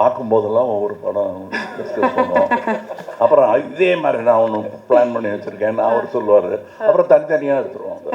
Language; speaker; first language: Tamil; native; Tamil